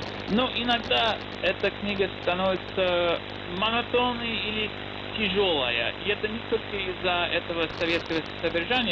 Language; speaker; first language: Russian; non-native, fluent; English